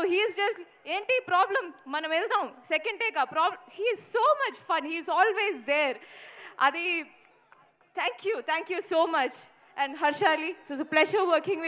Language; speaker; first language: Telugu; non-native, local second language; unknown